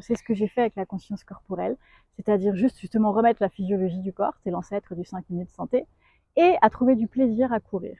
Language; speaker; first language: French; native; French